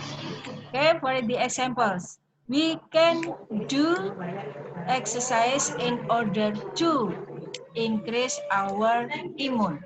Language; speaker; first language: English; non-native, learner; Indonesian